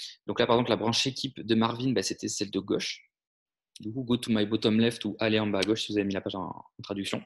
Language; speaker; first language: French; native; French